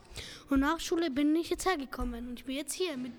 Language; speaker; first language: German; non-native, local second language; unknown